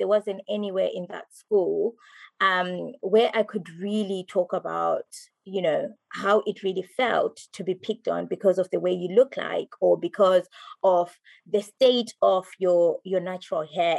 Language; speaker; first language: English; non-native, local second language; Shona